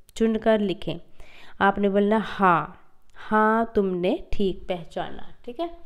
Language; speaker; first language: Hindi; non-native, local second language; Punjabi